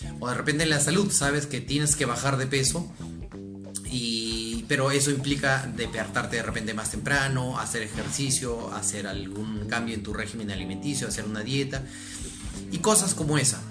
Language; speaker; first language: Spanish; native; Spanish